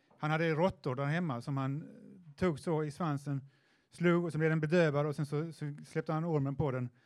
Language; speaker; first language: Swedish; native; Swedish